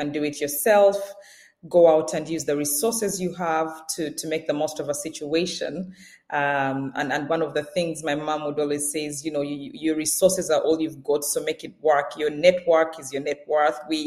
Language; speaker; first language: English; non-native, local second language; Ganda